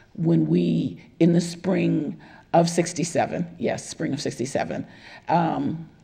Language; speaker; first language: English; native; English